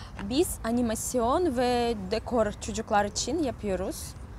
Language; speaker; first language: Turkish; non-native, learner; Russian